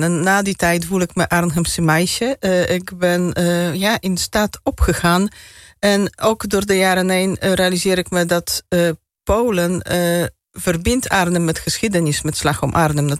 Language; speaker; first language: Dutch; non-native, fluent; Polish